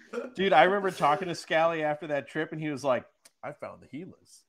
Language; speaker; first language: English; native; English